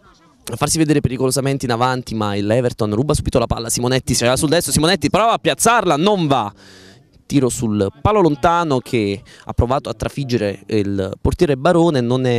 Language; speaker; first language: Italian; native; Italian